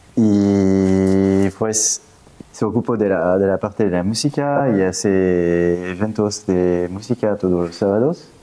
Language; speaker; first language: Spanish; non-native, fluent; French